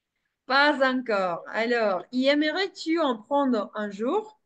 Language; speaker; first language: French; non-native, fluent; Spanish